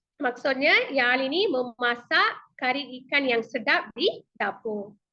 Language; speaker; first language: Malay; non-native, local second language; Tamil